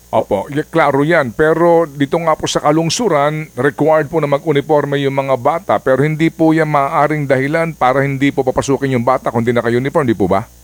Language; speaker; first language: Filipino; non-native, local second language; Cebuano